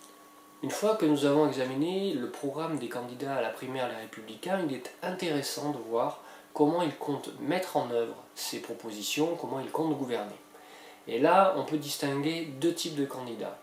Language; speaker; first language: French; native; French